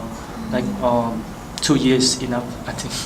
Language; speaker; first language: English; non-native, learner; Vietnamese